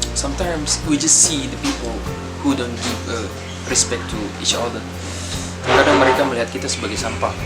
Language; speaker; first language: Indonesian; non-native, fluent; Arabic